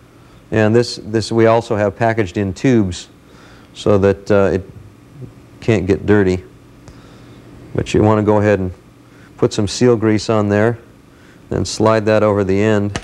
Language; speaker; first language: English; native; English